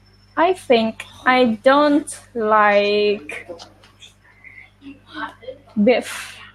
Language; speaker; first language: English; non-native, learner; Vietnamese